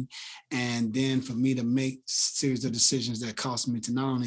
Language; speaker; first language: English; native; English